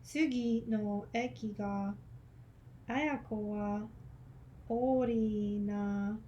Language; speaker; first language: Japanese; non-native, learner; English